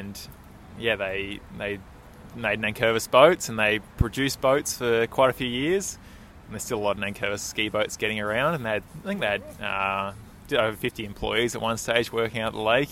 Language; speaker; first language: English; native; English